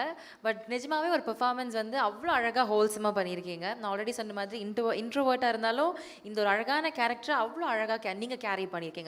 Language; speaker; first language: Tamil; native; Tamil